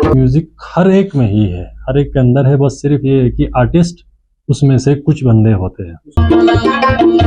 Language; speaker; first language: Urdu; non-native, local second language; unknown